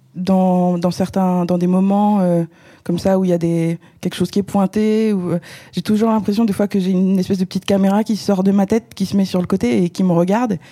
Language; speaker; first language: French; native; French